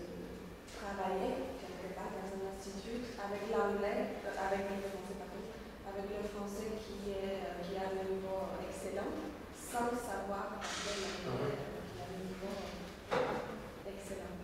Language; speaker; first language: French; non-native, learner; Slovak